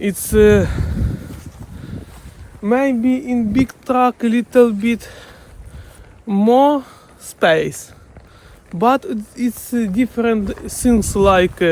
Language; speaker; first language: English; non-native, learner; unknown